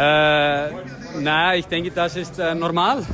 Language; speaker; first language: German; non-native, fluent; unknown